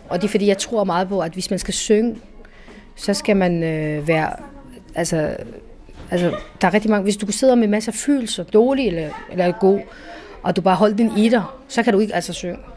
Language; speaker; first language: Danish; non-native, fluent; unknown